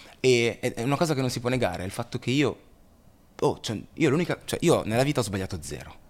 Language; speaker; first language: Italian; early bilingual, other home language; Lingala